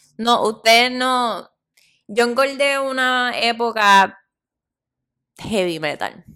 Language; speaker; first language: Spanish; native; Spanish